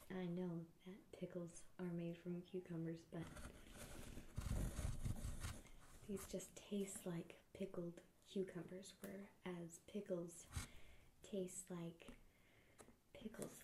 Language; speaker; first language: English; native; English